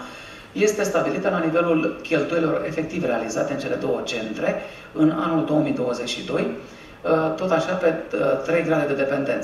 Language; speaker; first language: Romanian; native; Romanian